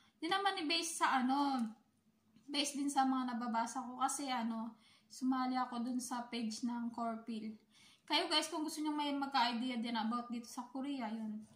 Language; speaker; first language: Filipino; native; Filipino